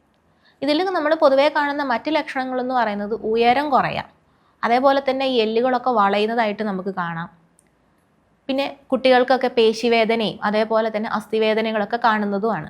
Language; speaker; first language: Malayalam; native; Malayalam